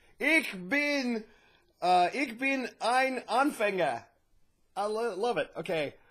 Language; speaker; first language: German; non-native, learner; English